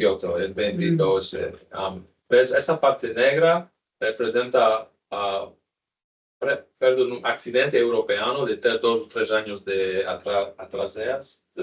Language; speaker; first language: Portuguese; non-native, learner; Spanish